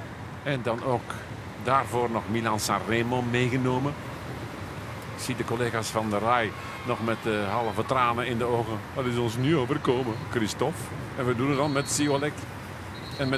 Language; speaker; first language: Dutch; native; Dutch